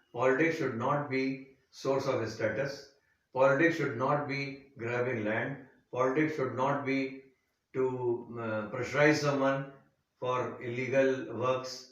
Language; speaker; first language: English; non-native, local second language; Hindi